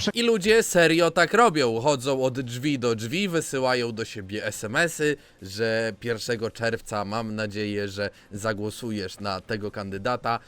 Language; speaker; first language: Polish; native; Polish